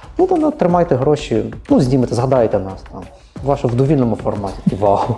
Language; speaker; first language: Ukrainian; native; Ukrainian